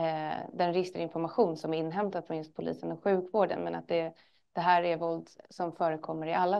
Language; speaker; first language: Swedish; native; Swedish